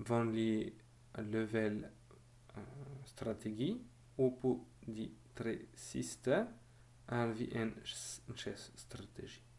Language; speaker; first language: Norwegian; non-native, learner; French